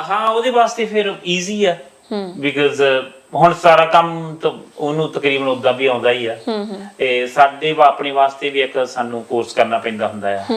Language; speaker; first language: Punjabi; native; Punjabi